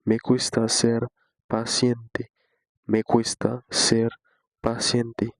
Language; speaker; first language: Spanish; non-native, fluent; Haitian Creole